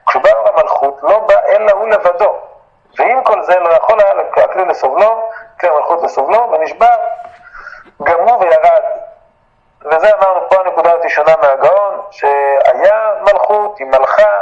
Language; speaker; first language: Hebrew; native; Hebrew